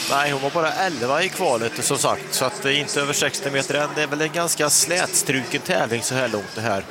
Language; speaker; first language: Swedish; native; Swedish